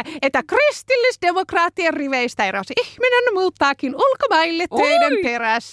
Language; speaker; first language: Finnish; native; Finnish